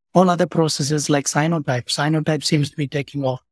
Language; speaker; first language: English; non-native, local second language; Tamil